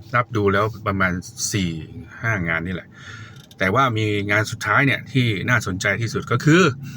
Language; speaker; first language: Thai; native; Thai